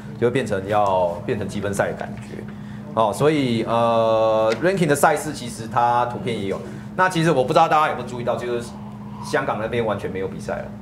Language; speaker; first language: Chinese; native; Chinese